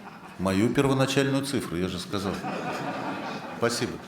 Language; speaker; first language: Russian; native; Russian